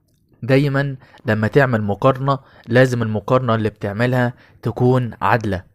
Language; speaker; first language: Arabic; native; Arabic